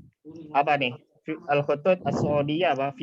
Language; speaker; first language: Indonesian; native; Indonesian